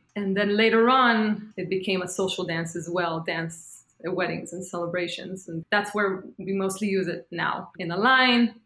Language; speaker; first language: English; non-native, fluent; Hebrew